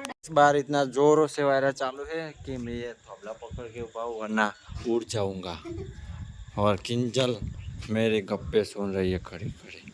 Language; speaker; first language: Hindi; non-native, local second language; Gujarati